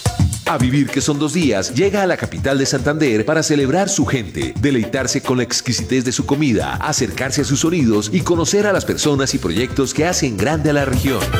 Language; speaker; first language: Spanish; native; Spanish